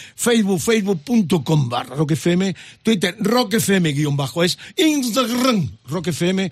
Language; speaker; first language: Spanish; native; Spanish